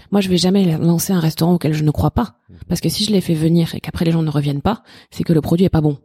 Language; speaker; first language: French; native; French